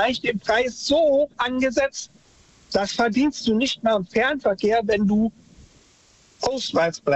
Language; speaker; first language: German; native; German